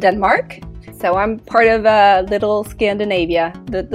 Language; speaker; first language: English; non-native, fluent; Danish